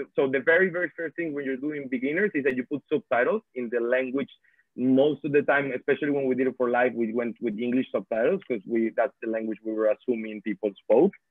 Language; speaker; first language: English; non-native, fluent; Spanish